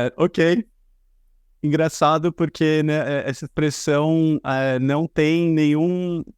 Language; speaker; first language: Portuguese; native; Portuguese